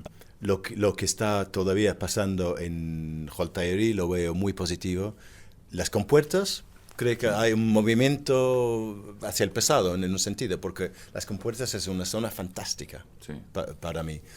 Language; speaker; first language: Spanish; non-native, fluent; English